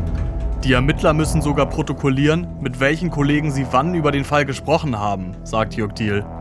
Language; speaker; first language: German; native; German